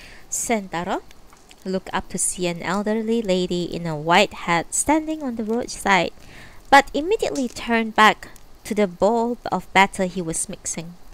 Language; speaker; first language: English; non-native, local second language; Cantonese